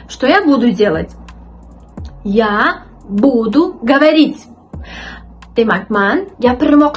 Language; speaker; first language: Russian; non-native, local second language; Uzbek